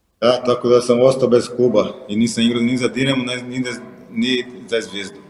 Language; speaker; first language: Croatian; non-native, fluent; Portuguese